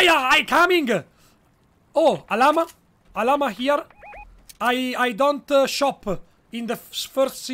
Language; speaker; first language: English; non-native, learner; Italian